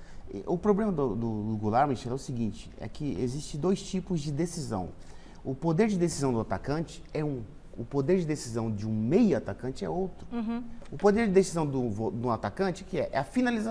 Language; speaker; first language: Portuguese; native; Portuguese